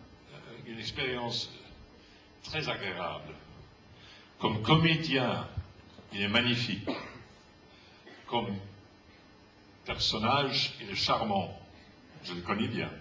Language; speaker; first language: French; non-native, fluent; English